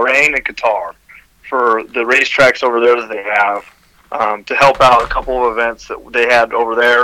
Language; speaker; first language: English; native; English